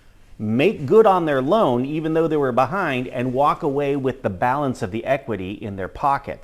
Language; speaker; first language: English; native; English